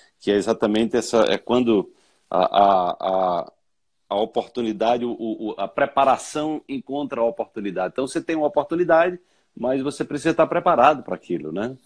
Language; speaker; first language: Portuguese; native; Portuguese